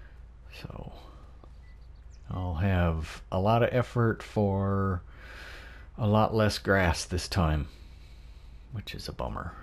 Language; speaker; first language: English; native; English